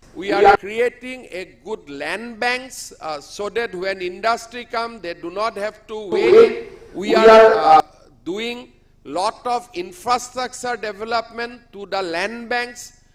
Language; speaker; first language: English; non-native, local second language; Assamese